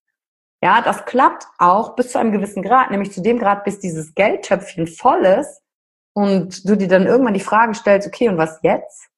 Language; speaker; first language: German; native; German